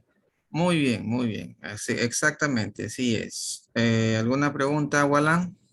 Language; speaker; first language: Spanish; native; Spanish